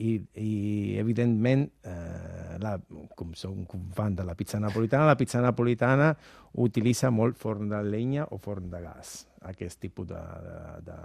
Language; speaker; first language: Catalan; non-native, fluent; Italian